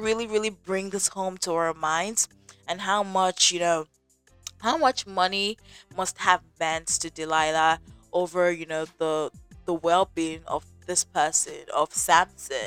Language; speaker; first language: English; non-native, local second language; Yoruba